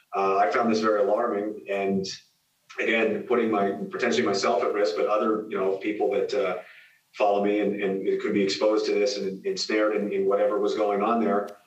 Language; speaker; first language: English; native; English